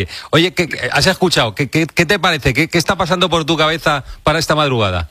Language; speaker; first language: Spanish; native; Spanish